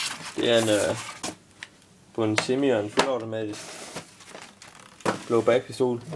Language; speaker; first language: Danish; native; Danish